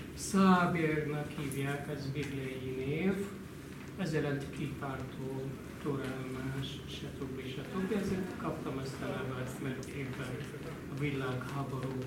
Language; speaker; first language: Hungarian; non-native, fluent; Arabic